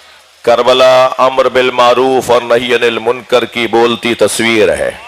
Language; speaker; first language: Urdu; native; Urdu